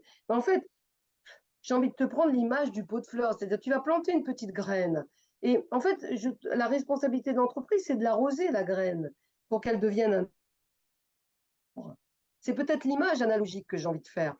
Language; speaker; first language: French; native; French